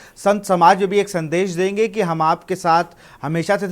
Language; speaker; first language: Hindi; native; Hindi